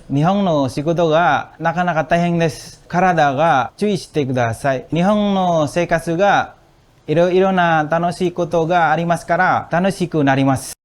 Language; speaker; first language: Japanese; non-native, learner; Indonesian